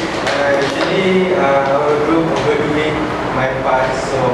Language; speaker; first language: English; non-native, learner; Malay